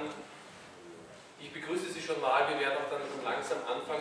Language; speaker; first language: German; native; German